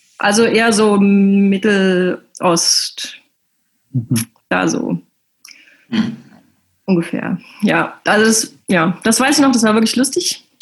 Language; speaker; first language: German; native; German